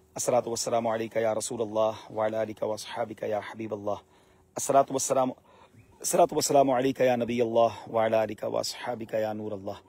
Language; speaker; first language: Urdu; native; Urdu